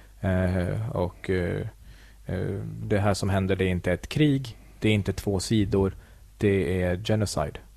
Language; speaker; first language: Swedish; early bilingual, other home language; Kurdish